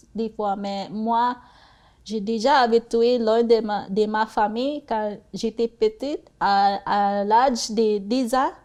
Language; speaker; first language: French; non-native, fluent; Cebuano